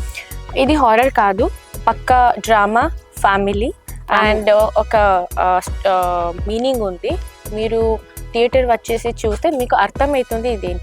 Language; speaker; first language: Telugu; non-native, learner; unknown